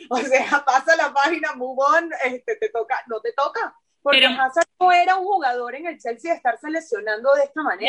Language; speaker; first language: Spanish; native; Spanish